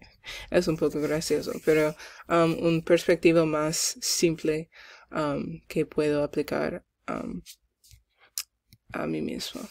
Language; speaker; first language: Spanish; non-native, learner; English